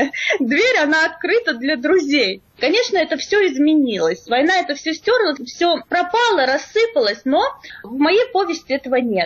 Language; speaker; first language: Russian; native; Russian